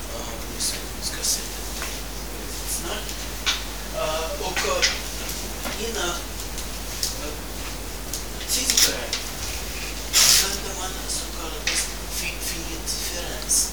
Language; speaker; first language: Swedish; non-native, fluent; Russian